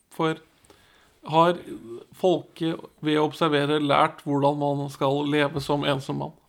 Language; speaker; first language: Norwegian; native; Norwegian